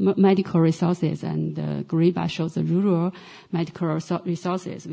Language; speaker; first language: English; non-native, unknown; Chinese